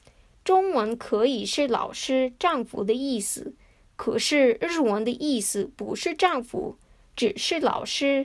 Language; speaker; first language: Chinese; non-native, fluent; Japanese